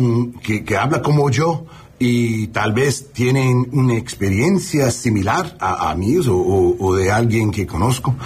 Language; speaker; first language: Spanish; non-native, learner; English